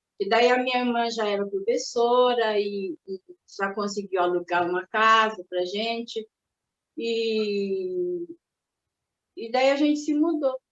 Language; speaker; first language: Portuguese; early bilingual, other home language; Japanese